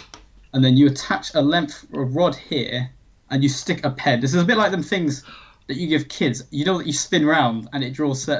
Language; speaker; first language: English; native; English